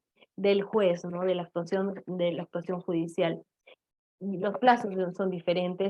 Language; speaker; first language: Spanish; native; Spanish